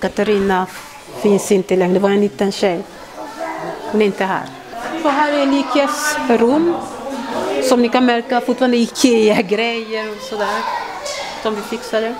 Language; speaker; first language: Swedish; early bilingual, other home language; Lingala